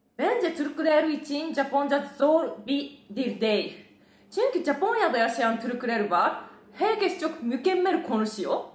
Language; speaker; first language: Turkish; non-native, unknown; Japanese